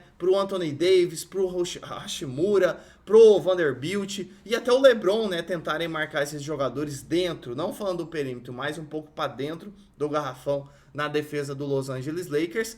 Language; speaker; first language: Portuguese; native; Portuguese